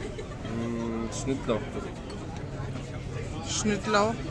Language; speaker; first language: German; early bilingual, other home language; Turkish